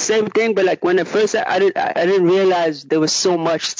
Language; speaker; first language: English; non-native, local second language; Zulu